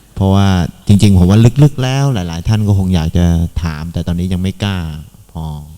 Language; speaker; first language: Thai; native; Thai